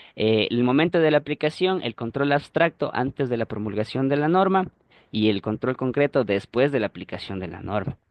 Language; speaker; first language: Spanish; native; Spanish